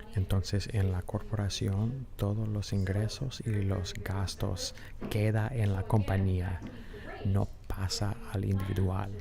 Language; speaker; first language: Spanish; non-native, fluent; English